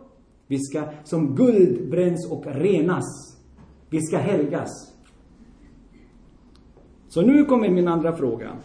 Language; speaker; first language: Swedish; non-native, fluent; Armenian